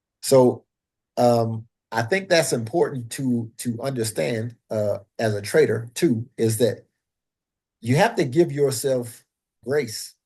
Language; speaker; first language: English; native; English